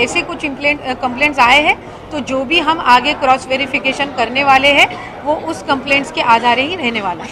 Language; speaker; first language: Hindi; non-native, local second language; Marathi